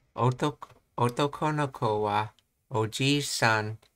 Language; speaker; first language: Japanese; non-native, learner; English